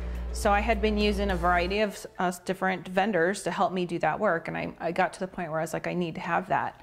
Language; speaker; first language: English; native; English